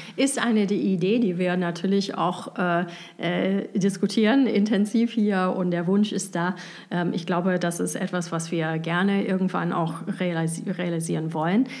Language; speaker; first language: German; non-native, fluent; English